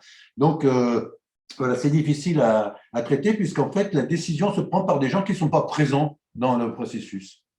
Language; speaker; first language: French; native; French